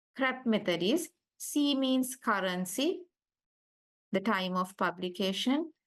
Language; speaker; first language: English; non-native, local second language; Sinhala